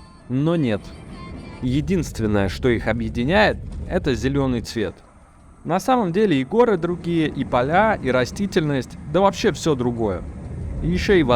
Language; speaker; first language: Russian; native; Russian